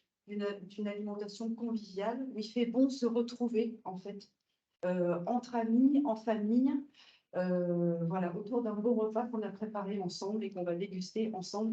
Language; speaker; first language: French; native; French